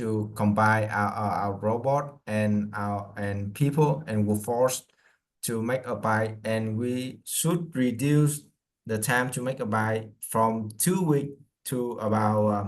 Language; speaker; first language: English; non-native, learner; Vietnamese